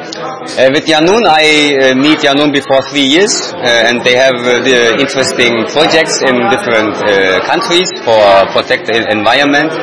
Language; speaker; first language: English; non-native, learner; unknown